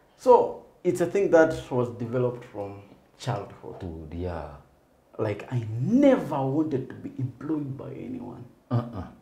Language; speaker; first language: English; non-native, local second language; Nyanja